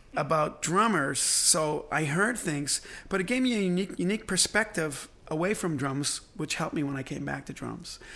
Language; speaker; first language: English; native; English